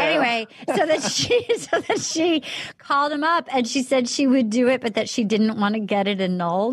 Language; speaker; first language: English; native; English